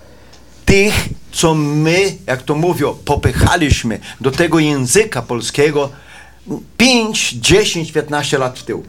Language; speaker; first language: Polish; early bilingual, heritage; Polish